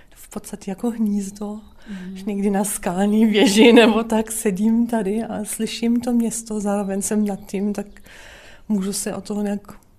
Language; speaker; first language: Czech; non-native, fluent; German